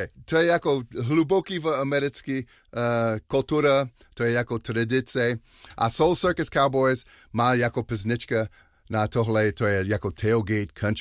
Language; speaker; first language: Czech; non-native, learner; English